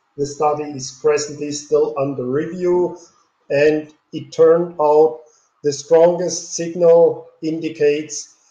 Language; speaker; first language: English; non-native, fluent; German